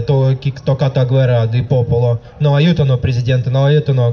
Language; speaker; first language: Italian; non-native, learner; Russian